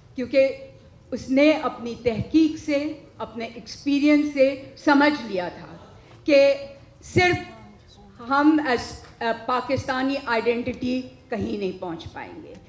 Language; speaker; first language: Urdu; non-native, local second language; English